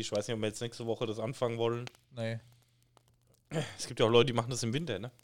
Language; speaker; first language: German; native; German